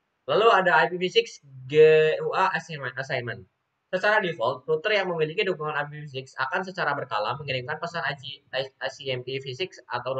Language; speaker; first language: Indonesian; native; Indonesian